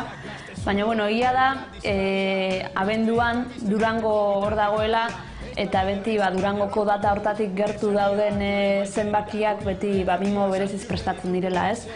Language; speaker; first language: Basque; native; Basque